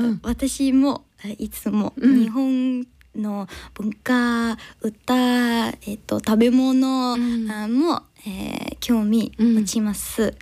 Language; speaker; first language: Japanese; non-native, learner; English